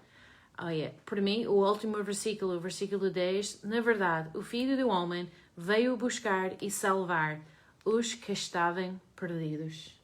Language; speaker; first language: Portuguese; non-native, learner; English